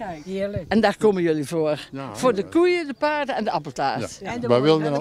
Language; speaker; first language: Dutch; native; Dutch